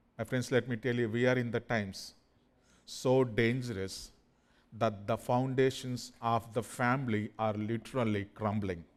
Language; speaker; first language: English; non-native, fluent; Telugu